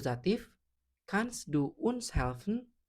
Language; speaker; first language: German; non-native, fluent; Indonesian